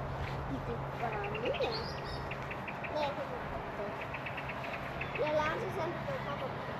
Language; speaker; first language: Icelandic; early bilingual, heritage; Icelandic